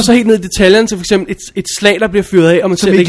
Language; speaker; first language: Danish; native; Danish